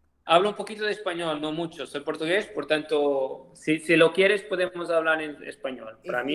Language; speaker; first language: Spanish; non-native, learner; Portuguese